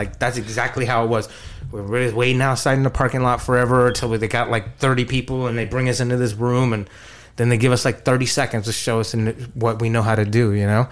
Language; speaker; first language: English; native; English